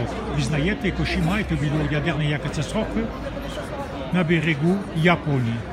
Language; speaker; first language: Russian; non-native, fluent; French